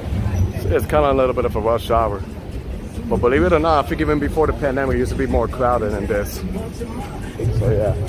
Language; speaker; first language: English; non-native, local second language; Spanish